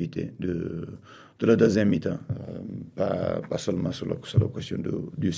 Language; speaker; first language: French; non-native, fluent; Portuguese